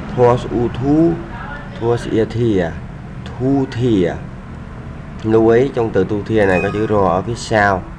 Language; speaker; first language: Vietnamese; non-native, local second language; Khmer